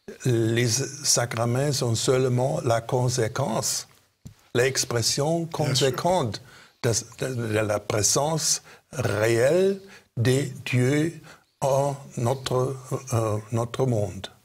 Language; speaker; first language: French; non-native, fluent; German